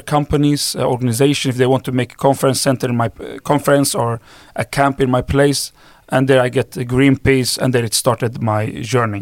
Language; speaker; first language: English; non-native, fluent; Swedish